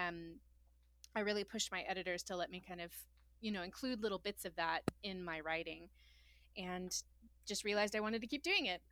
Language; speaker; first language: English; native; English